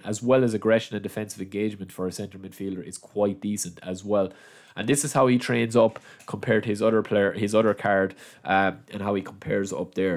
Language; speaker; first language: English; native; English